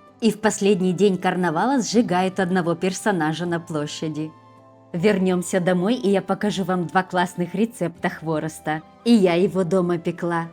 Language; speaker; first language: Russian; native; Russian